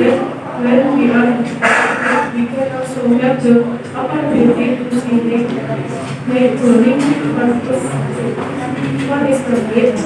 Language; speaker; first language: English; non-native, learner; Indonesian